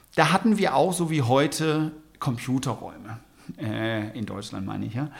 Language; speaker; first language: German; non-native, fluent; Danish